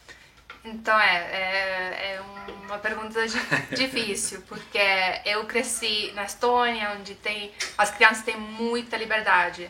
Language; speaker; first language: Portuguese; non-native, fluent; Estonian